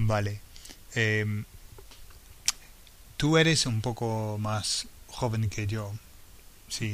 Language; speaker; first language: Spanish; non-native, fluent; English